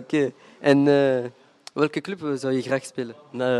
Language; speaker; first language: Dutch; non-native, local second language; French